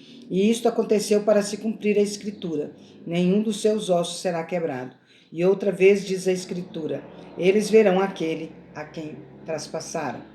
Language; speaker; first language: Portuguese; native; Portuguese